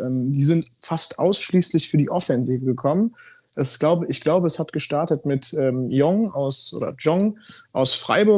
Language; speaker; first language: German; native; German